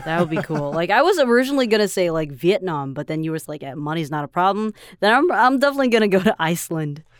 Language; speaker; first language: English; non-native, fluent; Chinese